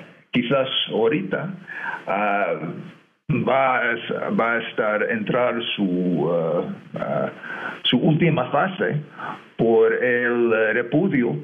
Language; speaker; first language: Spanish; non-native, fluent; English